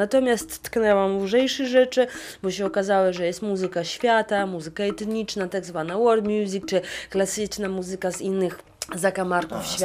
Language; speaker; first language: Polish; non-native, fluent; Russian